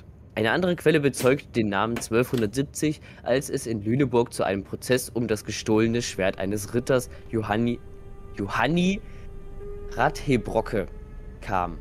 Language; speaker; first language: German; native; German